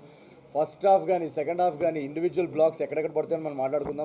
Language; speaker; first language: Telugu; native; Telugu